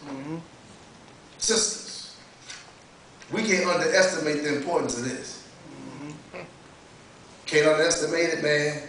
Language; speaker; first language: English; native; English